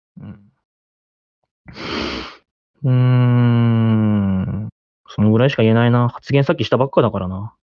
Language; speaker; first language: Japanese; native; Japanese